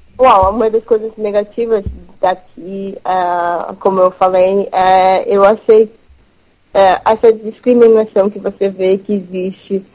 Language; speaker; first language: Portuguese; native; Portuguese